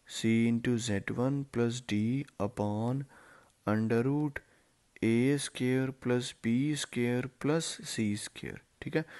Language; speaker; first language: Hindi; non-native, local second language; Punjabi